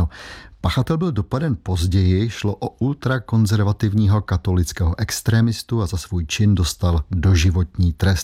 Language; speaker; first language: Czech; native; Czech